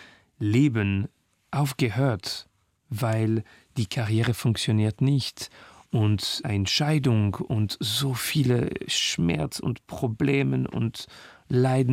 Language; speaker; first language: German; non-native, fluent; French